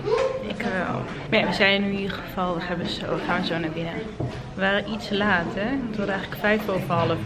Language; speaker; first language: Dutch; native; Dutch